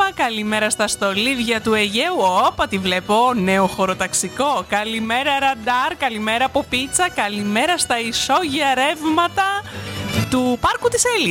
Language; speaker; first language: Greek; native; Greek